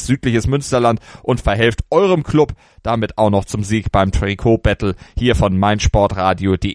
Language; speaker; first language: German; native; German